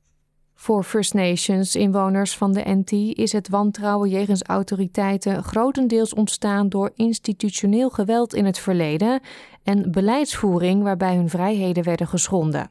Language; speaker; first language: Dutch; native; Dutch